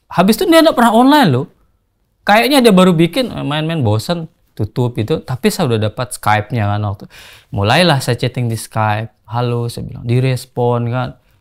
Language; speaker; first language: Indonesian; non-native, local second language; Sasak